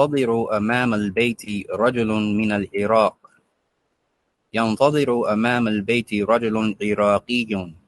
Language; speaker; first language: Arabic; non-native, learner; English